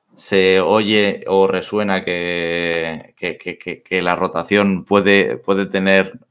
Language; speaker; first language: Spanish; native; Spanish